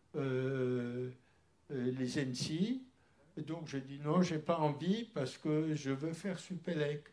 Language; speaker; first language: French; early bilingual, other home language; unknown